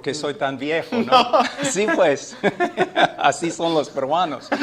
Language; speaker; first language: Spanish; non-native, fluent; English